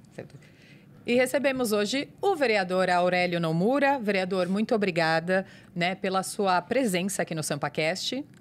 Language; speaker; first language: Portuguese; native; Portuguese